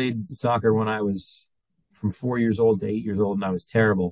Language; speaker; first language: English; native; English